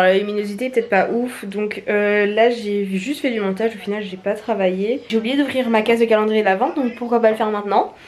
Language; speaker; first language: French; native; French